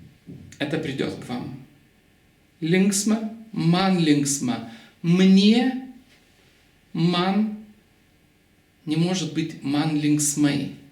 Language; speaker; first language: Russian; non-native, local second language; Lithuanian